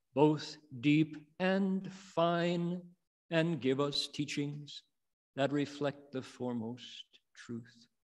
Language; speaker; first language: English; native; English